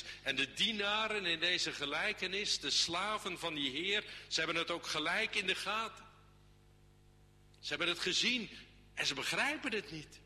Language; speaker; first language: Dutch; native; Dutch